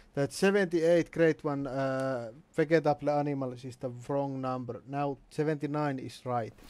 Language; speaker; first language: English; non-native, learner; Finnish